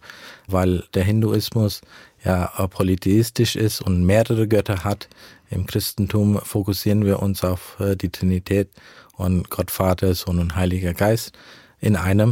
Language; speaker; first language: German; early bilingual, heritage; German